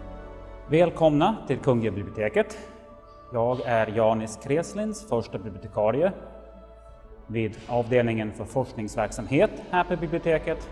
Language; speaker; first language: Swedish; non-native, fluent; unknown